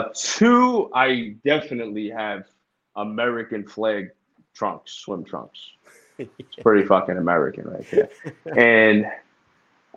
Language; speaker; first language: English; native; English